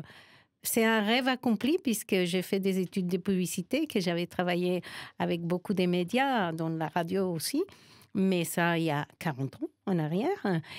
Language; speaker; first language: French; non-native, fluent; Spanish